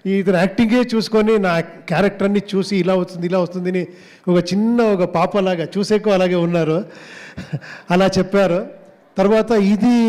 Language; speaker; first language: Telugu; non-native, learner; Kannada